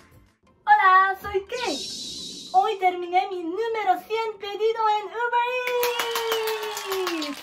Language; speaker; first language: Spanish; non-native, learner; Japanese